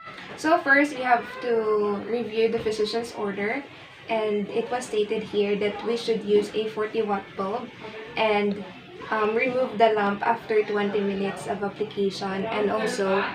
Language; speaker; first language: English; non-native, local second language; Filipino